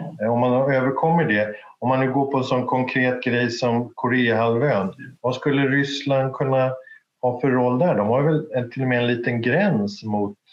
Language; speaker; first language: Swedish; native; Swedish